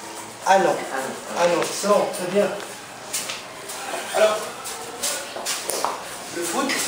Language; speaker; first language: French; non-native, fluent; Arabic